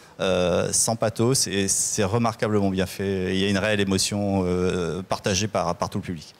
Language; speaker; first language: French; native; French